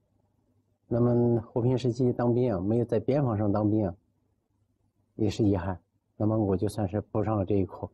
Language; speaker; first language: Chinese; native; Chinese